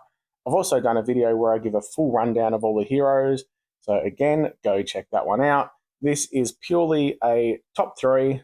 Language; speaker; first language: English; native; English